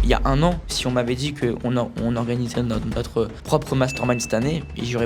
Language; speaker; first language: French; native; French